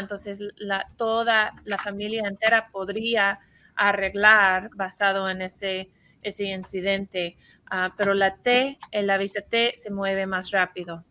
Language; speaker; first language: Spanish; non-native, fluent; English